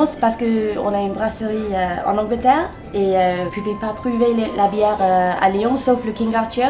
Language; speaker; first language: French; non-native, learner; English